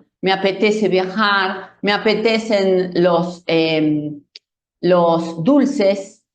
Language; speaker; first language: Spanish; non-native, fluent; Portuguese